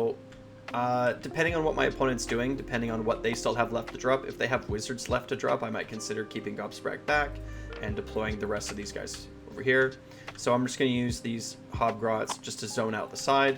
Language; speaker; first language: English; native; English